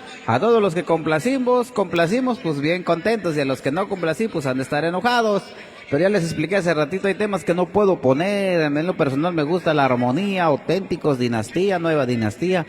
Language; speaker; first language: Spanish; native; Spanish